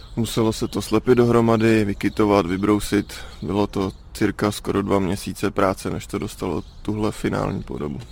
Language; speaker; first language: Czech; native; Czech